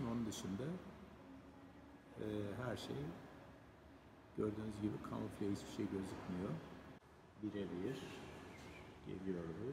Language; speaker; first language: Turkish; native; Turkish